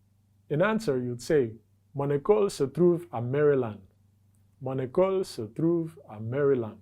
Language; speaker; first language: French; non-native, fluent; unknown